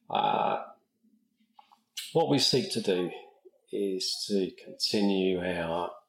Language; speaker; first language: English; native; English